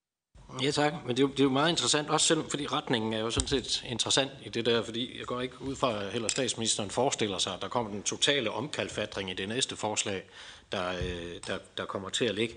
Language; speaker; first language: Danish; native; Danish